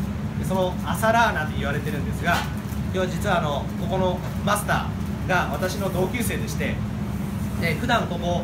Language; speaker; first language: Japanese; native; Japanese